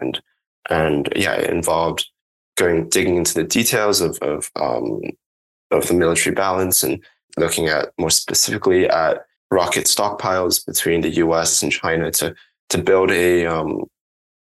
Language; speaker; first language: English; non-native, local second language; Cantonese